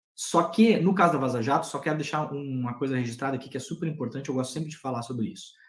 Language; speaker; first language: Portuguese; native; Portuguese